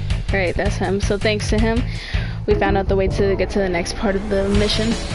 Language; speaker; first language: English; early bilingual, other home language; Spanish